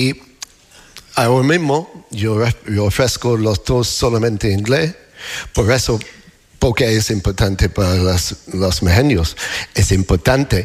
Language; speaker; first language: Spanish; non-native, learner; English